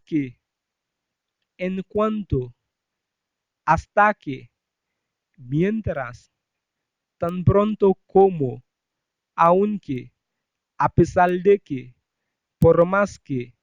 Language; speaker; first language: Spanish; non-native, fluent; Haitian Creole